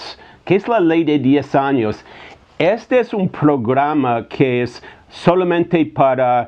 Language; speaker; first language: Spanish; non-native, fluent; English